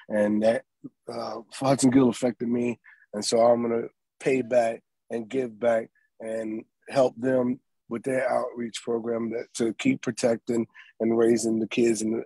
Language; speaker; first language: English; native; English